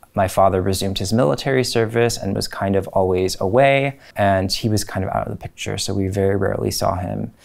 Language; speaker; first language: English; native; English